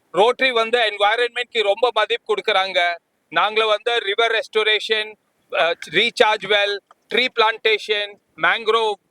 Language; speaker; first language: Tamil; non-native, local second language; Hindi